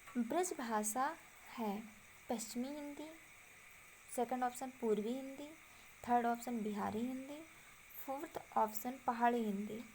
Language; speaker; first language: Hindi; native; Hindi